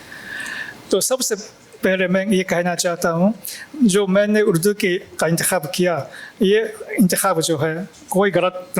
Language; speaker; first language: Hindi; non-native, fluent; Japanese